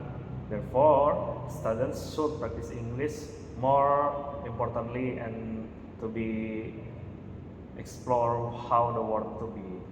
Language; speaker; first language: English; non-native, learner; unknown